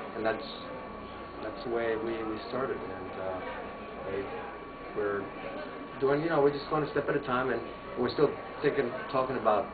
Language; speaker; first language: English; native; English